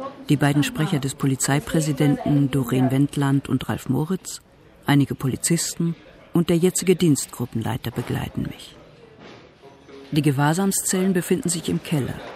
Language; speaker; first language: German; native; German